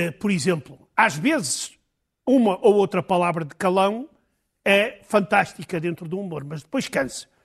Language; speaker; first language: Portuguese; native; Portuguese